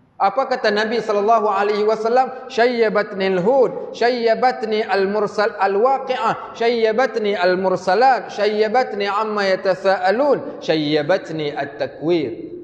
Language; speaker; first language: Malay; native; Malay